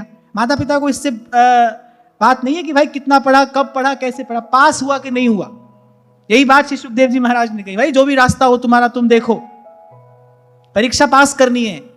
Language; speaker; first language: Hindi; native; Hindi